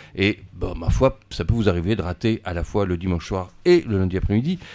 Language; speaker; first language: French; native; French